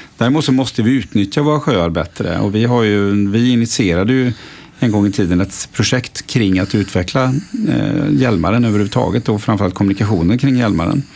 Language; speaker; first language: Swedish; native; Swedish